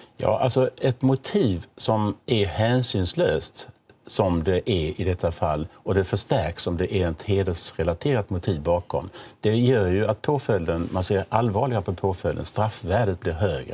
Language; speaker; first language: Swedish; native; Swedish